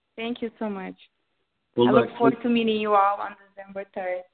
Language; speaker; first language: English; early bilingual, other home language; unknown